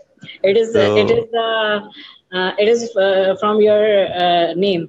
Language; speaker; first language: English; non-native, learner; Urdu